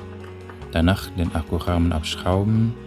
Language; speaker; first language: German; non-native, fluent; Indonesian